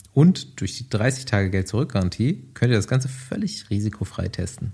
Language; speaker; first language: German; native; German